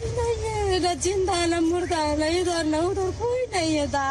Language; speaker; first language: Hindi; non-native, learner; Nepali